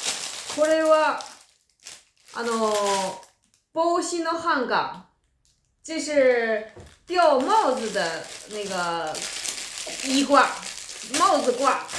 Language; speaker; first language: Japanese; non-native, fluent; Chinese